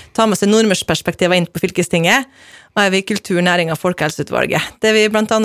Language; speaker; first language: Norwegian; native; Norwegian